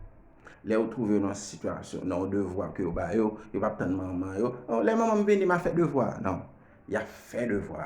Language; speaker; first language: French; non-native, learner; Haitian Creole